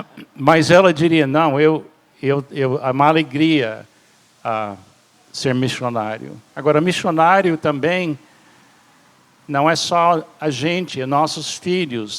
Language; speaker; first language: Portuguese; non-native, fluent; English